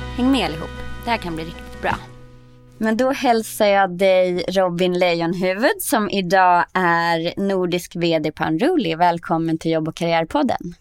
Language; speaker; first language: Swedish; native; Swedish